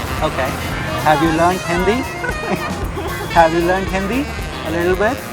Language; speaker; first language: English; non-native, local second language; Hindi